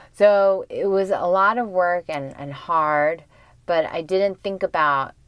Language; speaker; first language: English; early bilingual, other home language; Korean